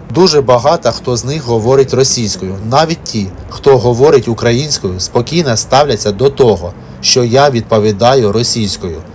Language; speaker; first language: Ukrainian; non-native, local second language; Russian